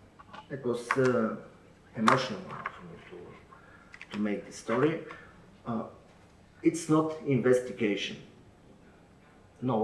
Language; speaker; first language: English; non-native, learner; Bulgarian